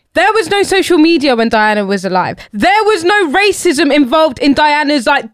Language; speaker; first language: English; native; English